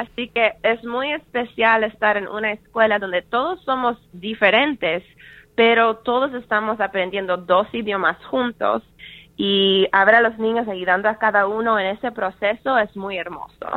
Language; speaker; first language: Spanish; early bilingual, heritage; Spanish